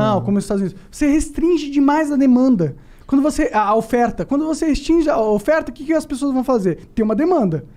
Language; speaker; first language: Portuguese; native; Portuguese